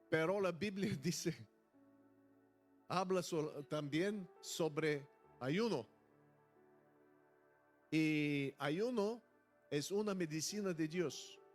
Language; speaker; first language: Spanish; non-native, fluent; Bulgarian